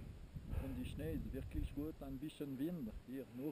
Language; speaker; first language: German; non-native, learner; French